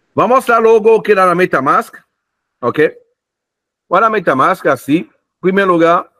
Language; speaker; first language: Portuguese; non-native, fluent; French